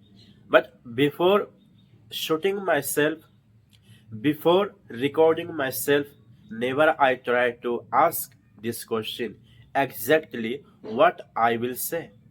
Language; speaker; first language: English; non-native, learner; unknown